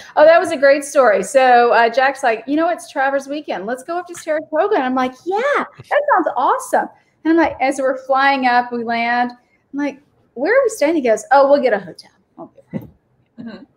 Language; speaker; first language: English; native; English